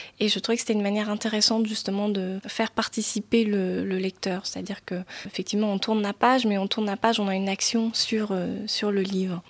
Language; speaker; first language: French; native; French